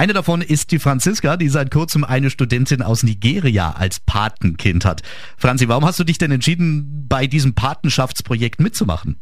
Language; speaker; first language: German; native; German